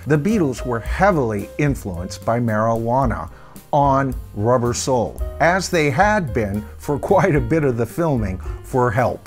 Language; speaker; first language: English; native; English